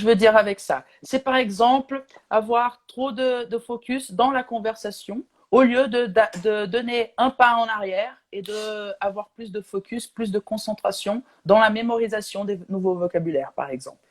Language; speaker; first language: French; non-native, fluent; Portuguese